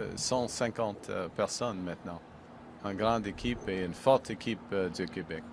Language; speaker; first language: French; non-native, local second language; English